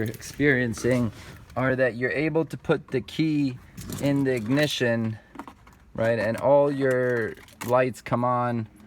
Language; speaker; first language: English; native; English